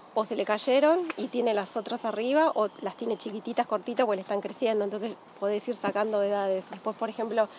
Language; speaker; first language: Spanish; native; Spanish